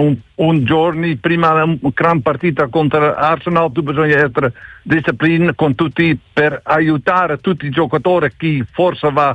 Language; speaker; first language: Italian; non-native, learner; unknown